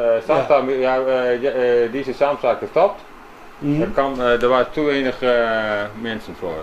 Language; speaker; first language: German; non-native, learner; Dutch